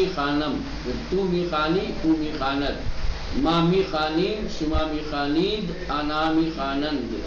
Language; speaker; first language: Persian; non-native, fluent; Urdu